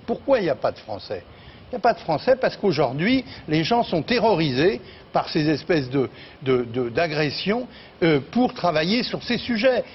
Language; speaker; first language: French; native; French